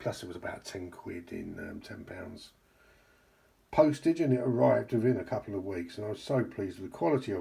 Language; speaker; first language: English; native; English